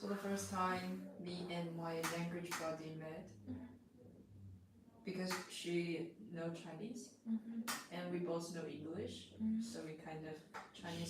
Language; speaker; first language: English; non-native, fluent; Chinese